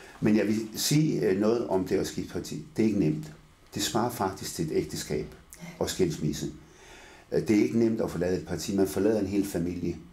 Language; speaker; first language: Danish; early bilingual, other home language; Arabic